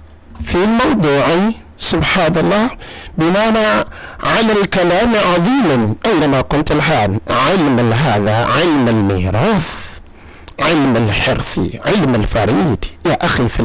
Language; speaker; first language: Arabic; non-native, learner; Yoruba